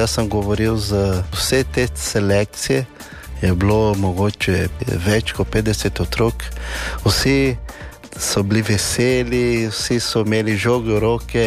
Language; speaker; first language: Slovenian; non-native, learner; Portuguese